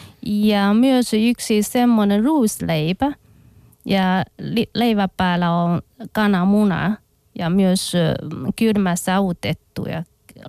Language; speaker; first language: Finnish; non-native, learner; Chinese